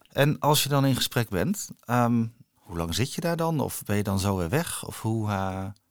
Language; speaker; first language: Dutch; native; Dutch